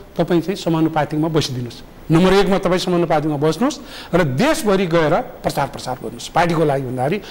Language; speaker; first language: Nepali; native; Nepali